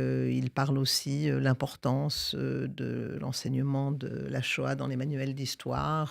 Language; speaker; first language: French; native; French